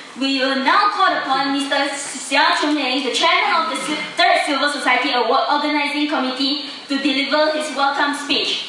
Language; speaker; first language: English; non-native, local second language; Chinese